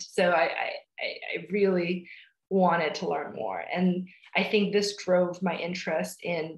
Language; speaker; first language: English; early bilingual, other home language; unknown